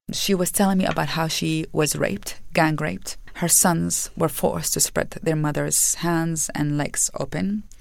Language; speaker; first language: English; non-native, fluent; Arabic